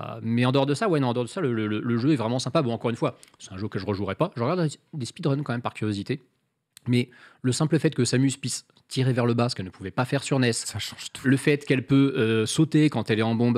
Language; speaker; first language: French; native; French